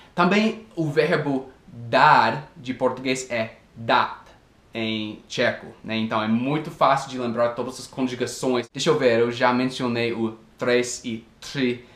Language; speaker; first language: Portuguese; non-native, fluent; English